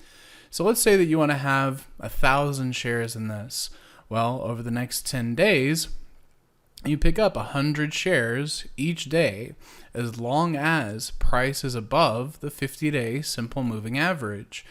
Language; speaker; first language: English; native; English